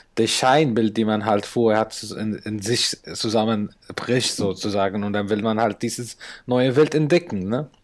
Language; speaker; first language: German; non-native, fluent; Arabic